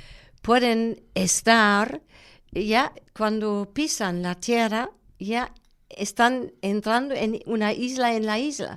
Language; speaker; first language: Spanish; non-native, fluent; German